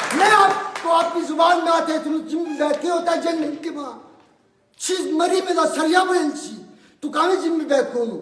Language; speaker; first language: Urdu; non-native, local second language; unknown